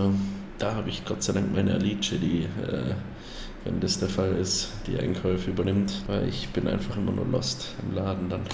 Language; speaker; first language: German; native; German